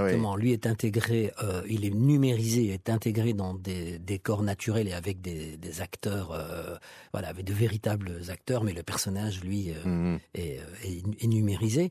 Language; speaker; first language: French; native; French